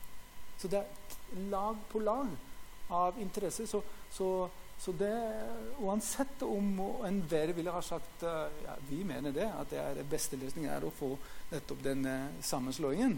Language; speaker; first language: Norwegian; non-native, fluent; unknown